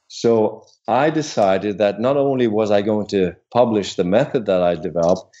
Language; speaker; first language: English; non-native, fluent; Swedish